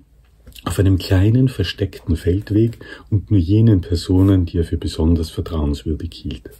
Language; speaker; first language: German; native; German